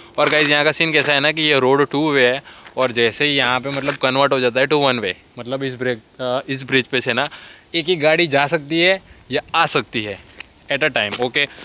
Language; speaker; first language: Hindi; non-native, local second language; Gujarati